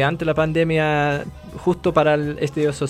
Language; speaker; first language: Spanish; non-native, fluent; English